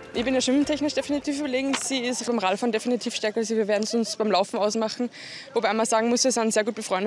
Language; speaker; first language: German; native; German